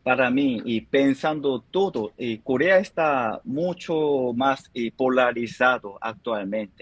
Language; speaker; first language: Spanish; non-native, fluent; Korean